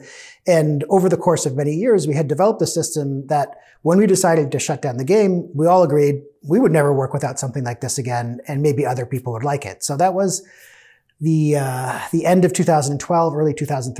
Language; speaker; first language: English; native; English